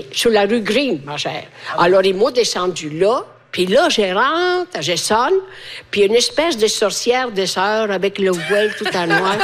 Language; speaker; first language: French; non-native, fluent; Italian